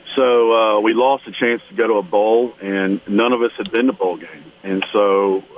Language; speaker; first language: English; native; English